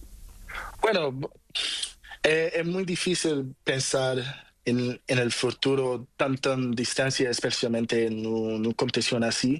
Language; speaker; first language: Spanish; non-native, learner; Portuguese